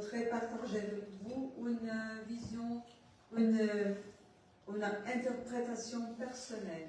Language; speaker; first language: French; non-native, learner; Portuguese